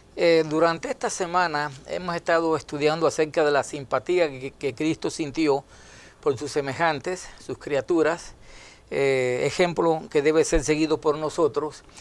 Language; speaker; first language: Spanish; native; Spanish